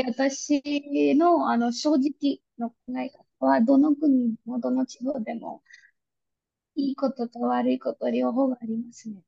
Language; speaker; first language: Japanese; non-native, fluent; Hindi